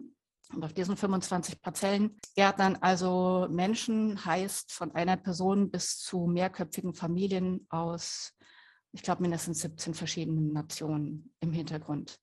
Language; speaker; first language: German; native; German